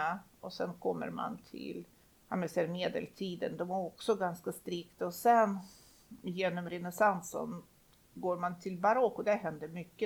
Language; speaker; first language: Swedish; non-native, fluent; Russian